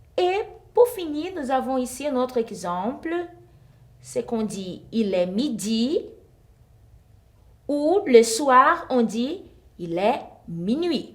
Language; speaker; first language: French; non-native, fluent; Portuguese